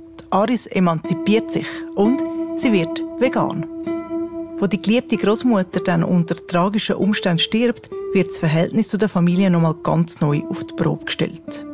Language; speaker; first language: German; native; German